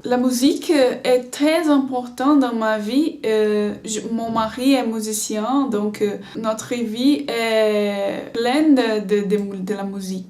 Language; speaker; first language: French; non-native, learner; Portuguese